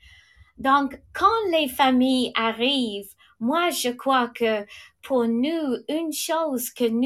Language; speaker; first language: French; non-native, fluent; English